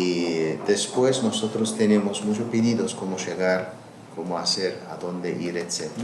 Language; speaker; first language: Spanish; non-native, learner; Azerbaijani